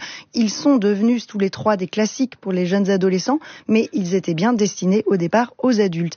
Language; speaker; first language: French; native; French